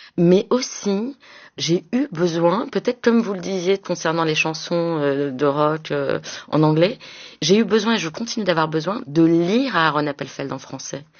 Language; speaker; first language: French; native; French